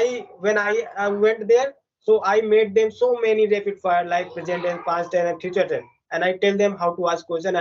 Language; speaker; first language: English; non-native, local second language; Hindi